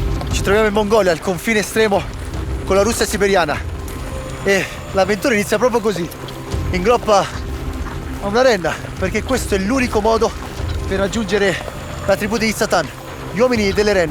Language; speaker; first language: Italian; native; Italian